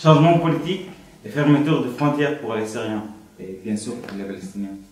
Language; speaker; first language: French; non-native, fluent; Arabic